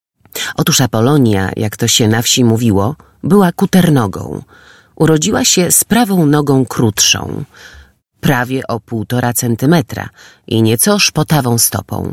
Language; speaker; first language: Polish; native; Polish